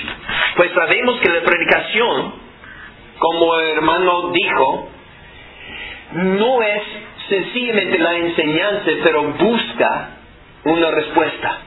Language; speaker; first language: Spanish; non-native, fluent; English